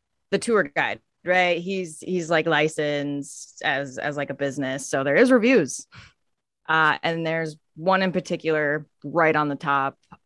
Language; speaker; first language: English; native; English